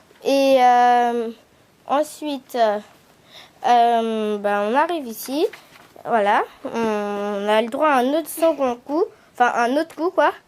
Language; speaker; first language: French; native; French